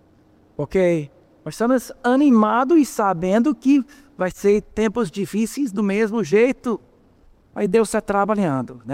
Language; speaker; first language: Portuguese; non-native, fluent; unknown